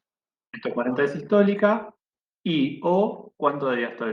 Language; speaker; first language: Spanish; native; Spanish